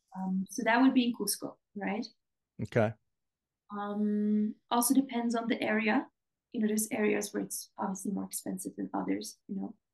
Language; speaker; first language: English; non-native, fluent; Dutch